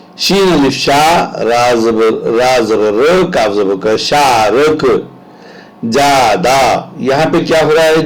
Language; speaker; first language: Urdu; native; Urdu